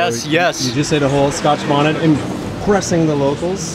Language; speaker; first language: English; native; English